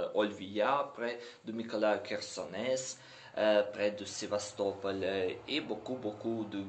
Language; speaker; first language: French; non-native, learner; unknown